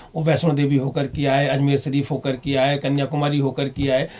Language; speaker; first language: Hindi; native; Hindi